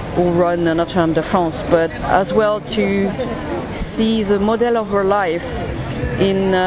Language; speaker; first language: English; non-native, fluent; French